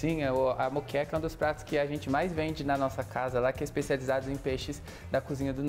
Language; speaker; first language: Portuguese; native; Portuguese